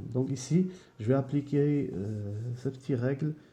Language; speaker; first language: French; non-native, local second language; Arabic